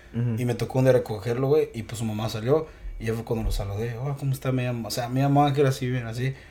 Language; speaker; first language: Spanish; early bilingual, heritage; Spanish